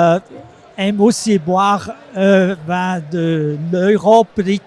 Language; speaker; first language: French; non-native, local second language; German